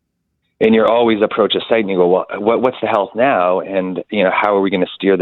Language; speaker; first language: English; native; English